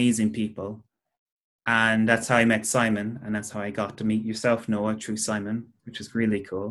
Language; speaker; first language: English; native; English